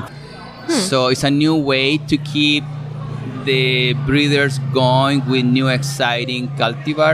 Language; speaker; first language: English; non-native, fluent; Spanish